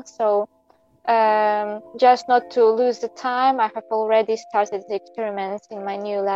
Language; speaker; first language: English; non-native, fluent; Belarusian